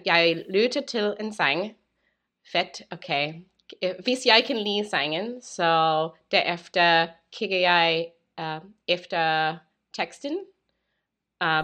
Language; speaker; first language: Danish; non-native, learner; English